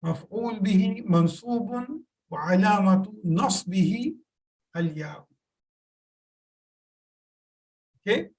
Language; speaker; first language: Arabic; non-native, fluent; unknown